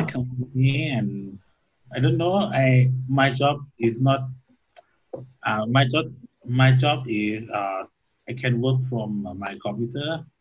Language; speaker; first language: English; non-native, learner; Thai